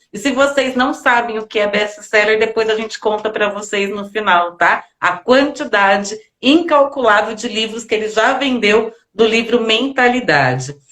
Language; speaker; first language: Portuguese; native; Portuguese